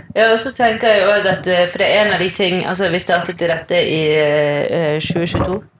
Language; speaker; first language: Norwegian; native; Norwegian